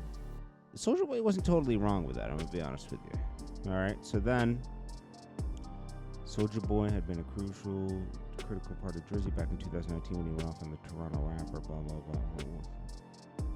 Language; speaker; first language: English; native; English